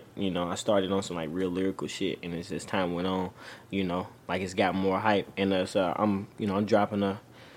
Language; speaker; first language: English; native; English